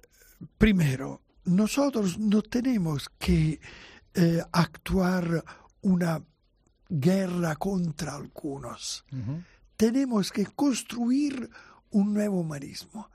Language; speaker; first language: Spanish; non-native, fluent; Italian